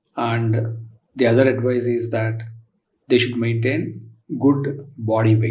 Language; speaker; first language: English; non-native, local second language; Telugu